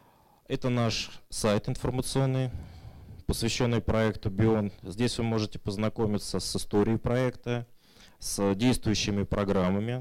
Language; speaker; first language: Russian; native; Russian